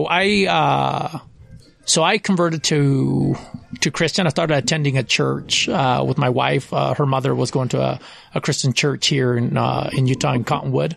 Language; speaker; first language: English; non-native, fluent; Spanish